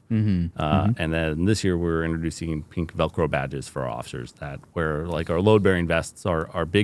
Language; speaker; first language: English; native; English